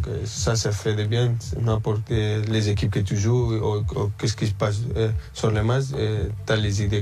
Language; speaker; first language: French; early bilingual, other home language; Spanish